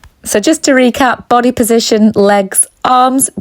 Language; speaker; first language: English; native; English